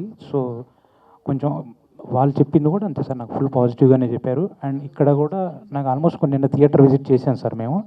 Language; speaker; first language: Telugu; native; Telugu